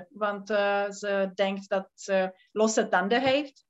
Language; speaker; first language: Dutch; non-native, learner; Czech